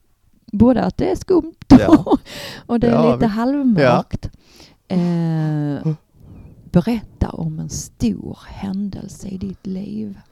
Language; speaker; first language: Swedish; native; Swedish